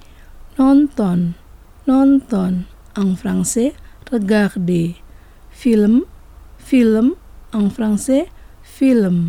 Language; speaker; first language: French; non-native, fluent; Indonesian